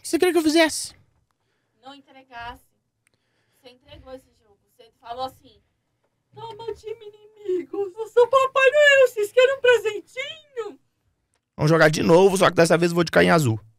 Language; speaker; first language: Portuguese; native; Portuguese